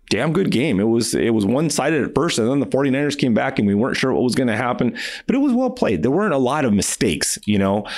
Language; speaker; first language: English; native; English